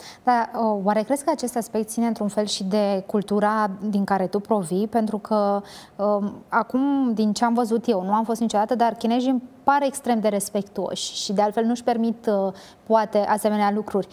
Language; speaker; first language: Romanian; native; Romanian